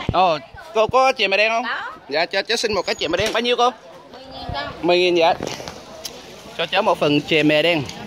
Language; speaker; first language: Vietnamese; early bilingual, heritage; Vietnamese